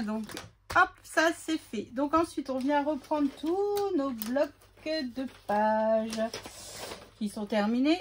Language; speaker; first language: French; native; French